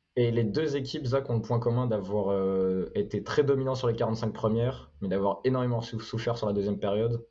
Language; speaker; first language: French; native; French